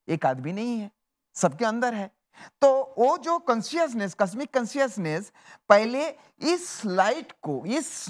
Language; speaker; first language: Hindi; non-native, local second language; Bangla